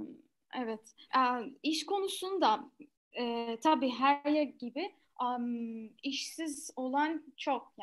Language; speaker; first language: Turkish; non-native, fluent; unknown